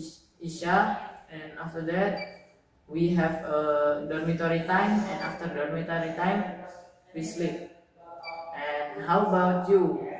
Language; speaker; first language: English; non-native, learner; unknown